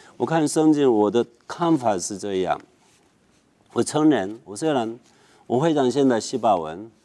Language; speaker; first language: Chinese; non-native, fluent; Korean